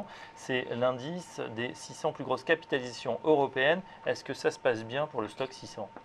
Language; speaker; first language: French; native; French